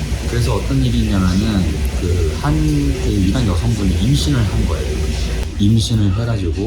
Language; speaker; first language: Korean; native; Korean